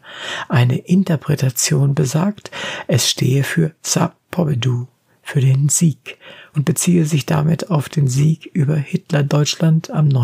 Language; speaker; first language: German; native; German